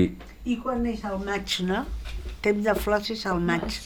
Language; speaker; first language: Catalan; non-native, local second language; Spanish